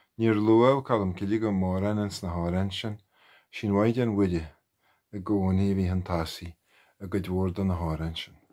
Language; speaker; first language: Irish; native; Irish